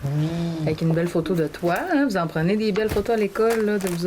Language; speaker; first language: French; native; French